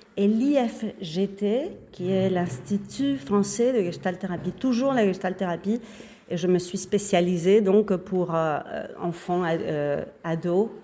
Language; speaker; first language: French; non-native, fluent; Spanish